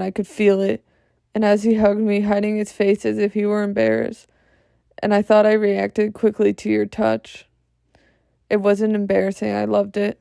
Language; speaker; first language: English; native; English